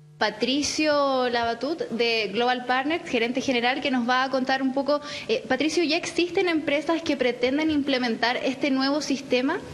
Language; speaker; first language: Spanish; native; Spanish